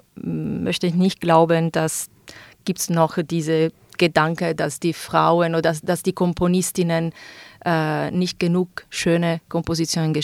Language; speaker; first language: German; non-native, fluent; Italian